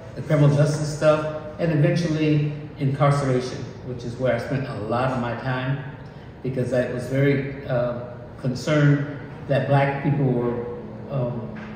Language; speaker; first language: English; native; English